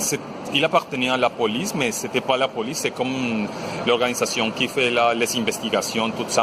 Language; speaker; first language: French; non-native, fluent; Spanish